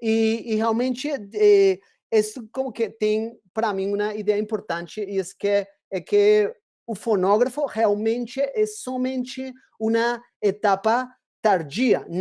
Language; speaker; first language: Portuguese; non-native, fluent; Spanish